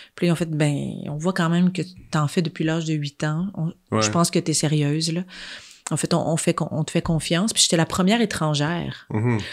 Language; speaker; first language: French; native; French